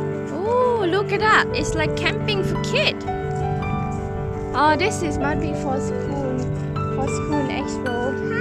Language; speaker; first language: English; non-native, learner; Thai